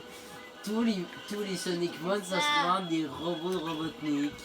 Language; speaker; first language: French; native; French